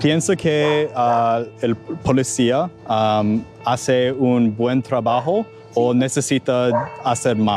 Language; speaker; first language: Spanish; non-native, learner; English